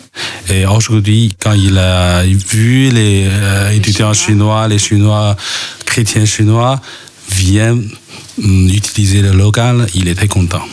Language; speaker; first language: French; non-native, fluent; Chinese